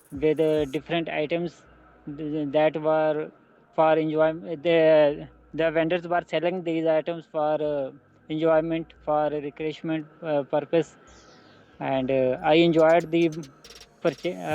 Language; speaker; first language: English; non-native, learner; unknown